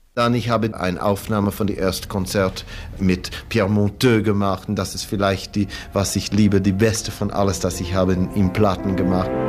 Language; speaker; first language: German; non-native, fluent; English